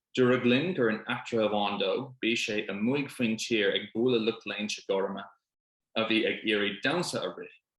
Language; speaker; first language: Irish; non-native, local second language; English